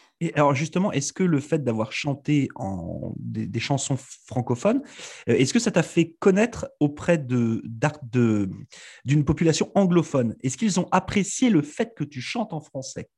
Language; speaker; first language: French; native; French